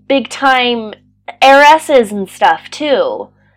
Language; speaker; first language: English; native; English